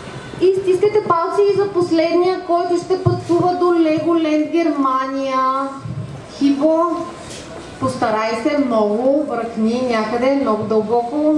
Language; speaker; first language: Bulgarian; native; Bulgarian